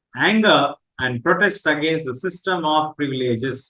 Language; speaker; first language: English; non-native, local second language; Telugu